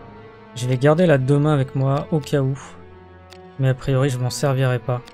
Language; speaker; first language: French; native; French